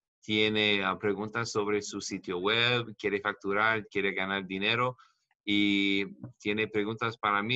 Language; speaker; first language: Spanish; non-native, learner; English